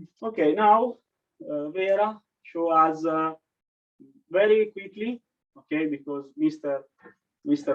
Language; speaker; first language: English; non-native, learner; Italian